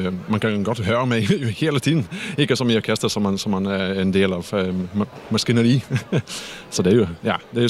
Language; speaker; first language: Danish; non-native, fluent; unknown